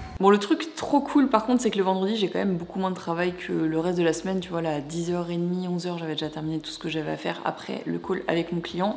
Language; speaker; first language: French; native; French